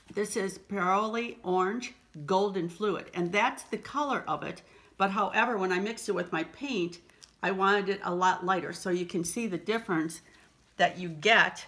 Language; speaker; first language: English; native; English